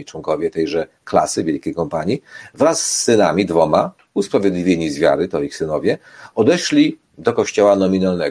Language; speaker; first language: Polish; native; Polish